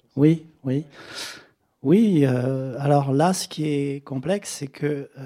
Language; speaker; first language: French; native; French